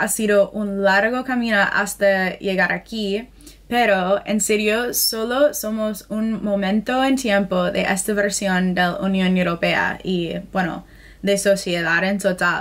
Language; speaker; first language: Spanish; non-native, fluent; English